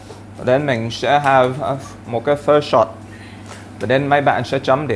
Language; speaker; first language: Vietnamese; early bilingual, heritage; Vietnamese